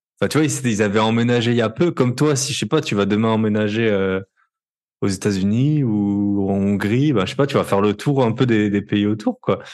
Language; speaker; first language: French; native; French